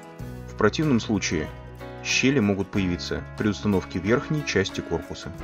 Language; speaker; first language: Russian; native; Russian